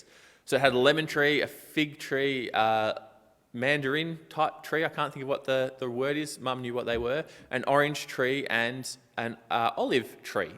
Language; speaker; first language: English; native; English